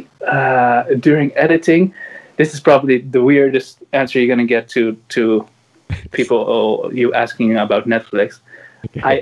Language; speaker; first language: English; non-native, fluent; Dutch